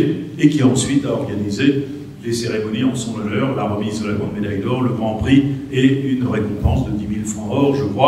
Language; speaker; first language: French; native; French